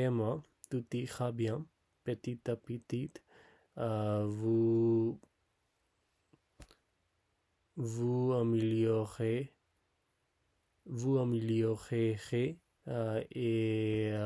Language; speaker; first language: French; non-native, learner; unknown